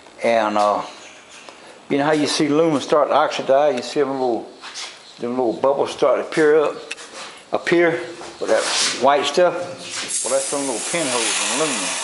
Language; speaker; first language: English; native; English